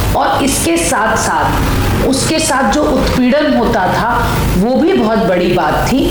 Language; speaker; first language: Hindi; native; Hindi